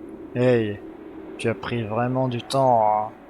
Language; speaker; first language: French; native; French